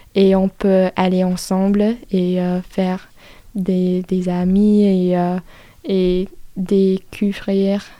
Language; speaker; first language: French; non-native, fluent; English